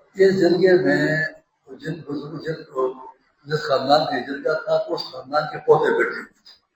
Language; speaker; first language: Urdu; non-native, local second language; Pashto